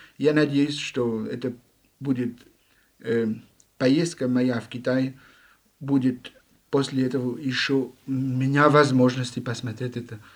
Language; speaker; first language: Russian; non-native, learner; French